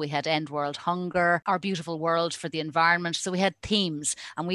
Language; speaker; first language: English; native; English